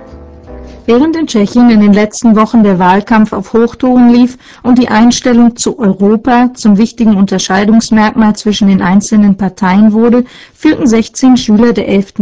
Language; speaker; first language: German; native; German